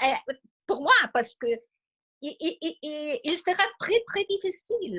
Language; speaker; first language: French; non-native, fluent; Spanish